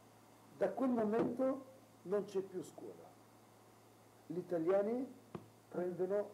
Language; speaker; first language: Italian; non-native, local second language; Arabic